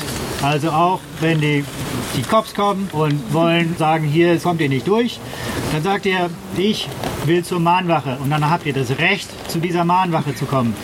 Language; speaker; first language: German; native; German